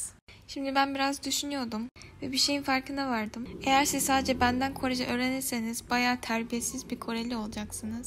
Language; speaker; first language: Turkish; non-native, fluent; Korean